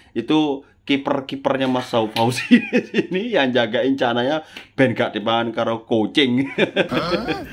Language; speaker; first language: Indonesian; native; Indonesian